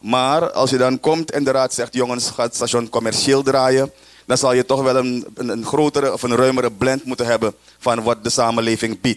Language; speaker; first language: Dutch; native; Dutch